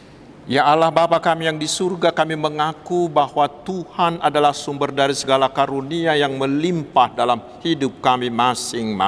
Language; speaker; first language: Indonesian; non-native, local second language; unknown